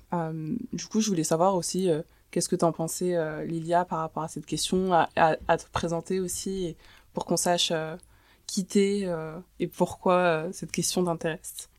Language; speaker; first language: French; early bilingual, other home language; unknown